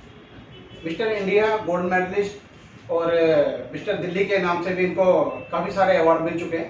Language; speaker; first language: Hindi; native; Hindi